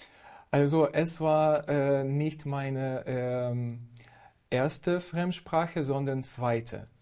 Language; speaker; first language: German; non-native, fluent; Ukrainian